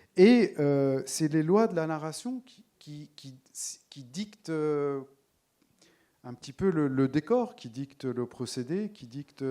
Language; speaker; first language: French; non-native, local second language; Arabic